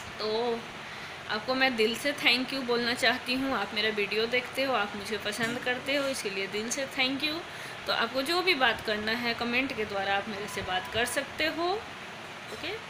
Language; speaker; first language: Hindi; native; Hindi